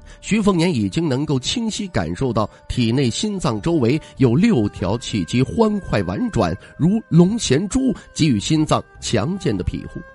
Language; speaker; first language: Chinese; native; Chinese